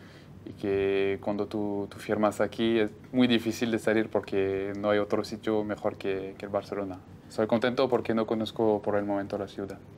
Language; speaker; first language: Spanish; non-native, fluent; French